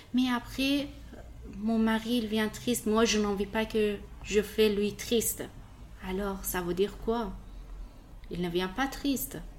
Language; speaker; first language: French; non-native, learner; Persian